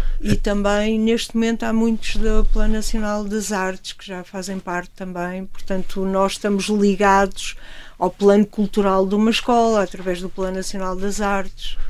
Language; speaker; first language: Portuguese; native; Portuguese